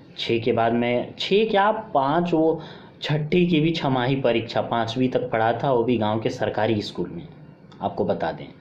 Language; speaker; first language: Hindi; non-native, local second language; Bhojpuri